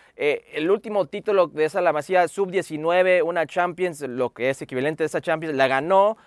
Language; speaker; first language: Spanish; early bilingual, heritage; Spanish